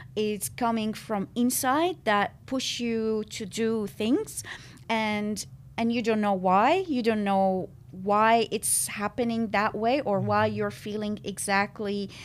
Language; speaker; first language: English; non-native, fluent; Arabic